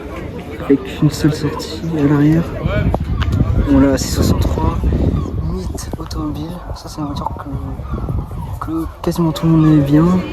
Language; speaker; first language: French; native; French